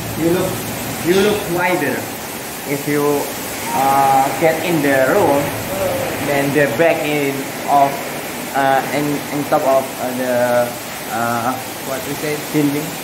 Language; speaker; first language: English; non-native, learner; Indonesian